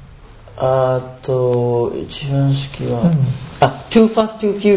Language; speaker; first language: Japanese; non-native, learner; Burmese